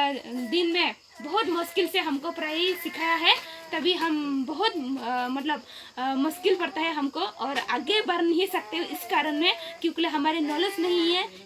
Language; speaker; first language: Hindi; non-native, local second language; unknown